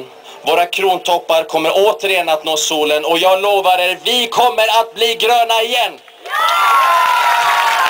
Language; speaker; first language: Swedish; early bilingual, other home language; Persian